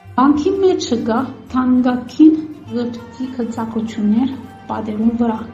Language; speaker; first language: Armenian; early bilingual, heritage; Armenian